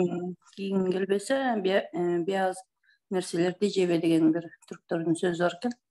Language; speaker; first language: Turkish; non-native, learner; Kyrgyz